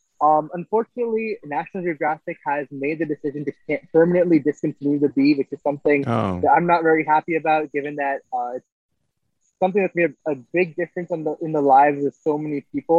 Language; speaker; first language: English; native; English